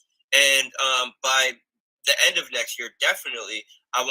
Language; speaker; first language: English; native; English